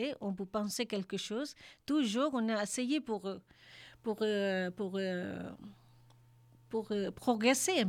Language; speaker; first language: French; non-native, learner; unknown